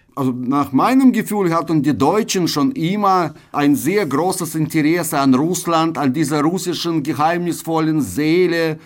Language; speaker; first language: German; non-native, fluent; Russian